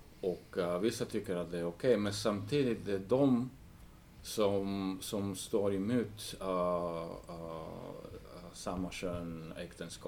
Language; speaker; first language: Swedish; non-native, fluent; English